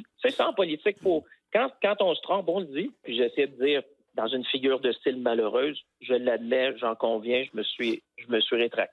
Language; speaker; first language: French; native; French